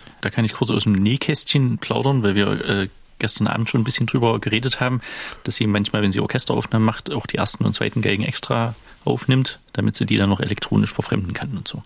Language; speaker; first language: German; native; German